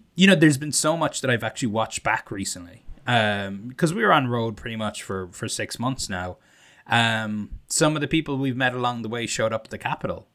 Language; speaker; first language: English; native; English